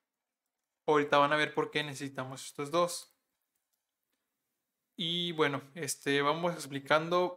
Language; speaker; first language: Spanish; native; Spanish